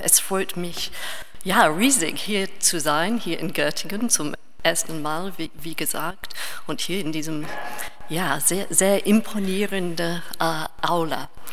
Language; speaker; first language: German; non-native, learner; English